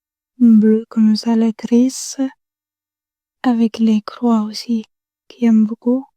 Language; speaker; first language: French; non-native, learner; Spanish